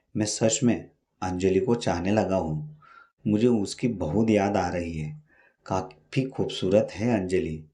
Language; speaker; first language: Hindi; non-native, local second language; Marathi